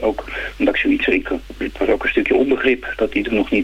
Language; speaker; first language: Dutch; native; Dutch